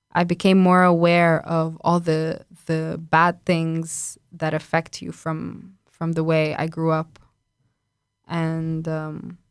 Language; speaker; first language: English; non-native, fluent; Arabic